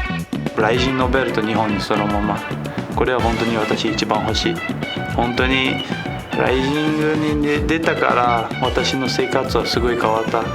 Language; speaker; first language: Japanese; non-native, learner; Portuguese